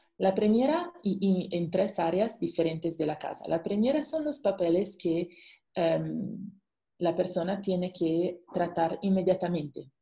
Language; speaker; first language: Spanish; non-native, fluent; Italian